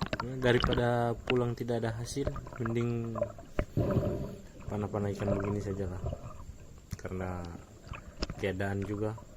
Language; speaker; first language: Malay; non-native, local second language; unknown